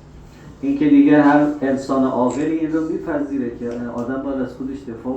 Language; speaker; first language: Persian; native; Persian